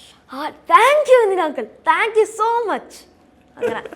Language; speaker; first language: Malayalam; early bilingual, heritage; Malayalam